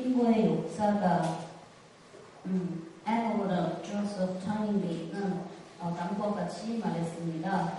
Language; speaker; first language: Korean; non-native, fluent; Chinese